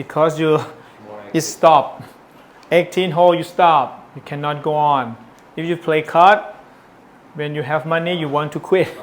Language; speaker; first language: English; non-native, learner; Thai